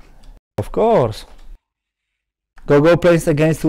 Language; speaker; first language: English; non-native, learner; Polish